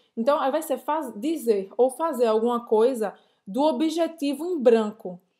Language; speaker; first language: Portuguese; native; Portuguese